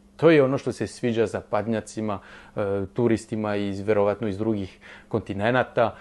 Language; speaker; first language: Bosnian; non-native, fluent; French